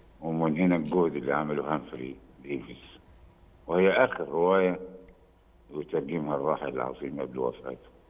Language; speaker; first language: Arabic; native; Arabic